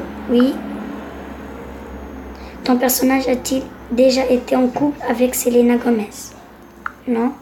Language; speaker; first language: French; non-native, local second language; Arabic